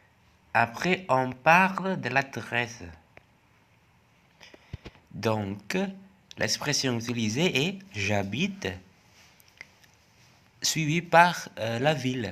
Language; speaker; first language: French; non-native, fluent; Indonesian